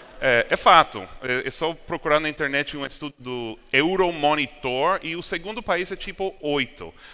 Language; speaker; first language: Portuguese; non-native, fluent; English